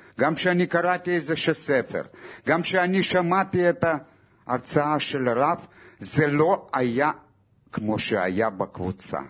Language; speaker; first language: Hebrew; non-native, fluent; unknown